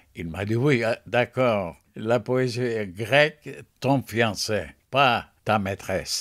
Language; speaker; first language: French; non-native, fluent; Turkish